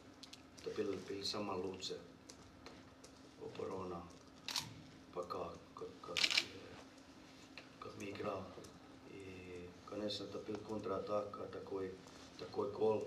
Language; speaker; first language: Russian; non-native, learner; Finnish